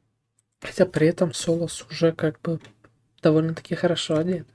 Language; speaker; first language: Russian; native; Russian